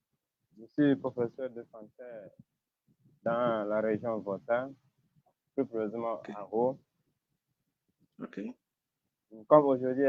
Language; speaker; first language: French; non-native, fluent; Ewe